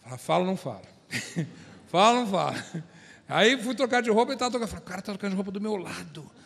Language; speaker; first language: Portuguese; native; Portuguese